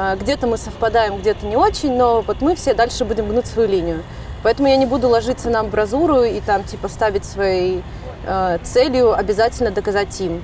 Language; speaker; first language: Russian; native; Russian